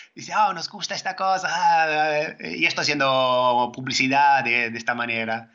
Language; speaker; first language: Spanish; non-native, fluent; Italian